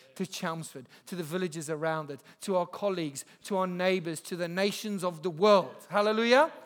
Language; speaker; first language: English; native; English